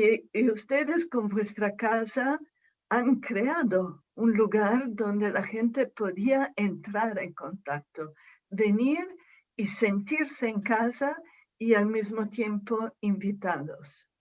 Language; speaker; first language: Spanish; non-native, fluent; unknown